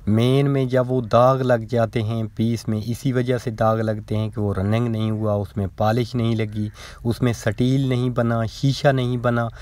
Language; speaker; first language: Urdu; non-native, local second language; Punjabi